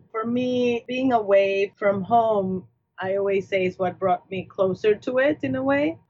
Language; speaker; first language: English; non-native, fluent; Spanish